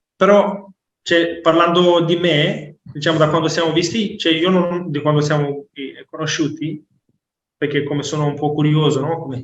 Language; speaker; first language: Italian; non-native, fluent; Romanian